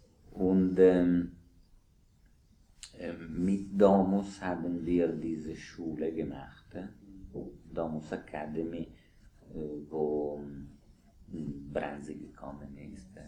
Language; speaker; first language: German; non-native, fluent; Italian